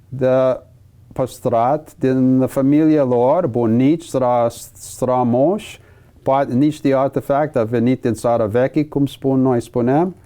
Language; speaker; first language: Romanian; early bilingual, heritage; English